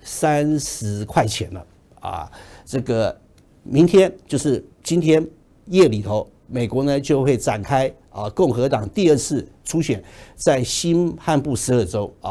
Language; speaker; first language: Chinese; native; Chinese